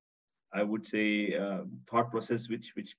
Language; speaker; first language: English; non-native, local second language; Hindi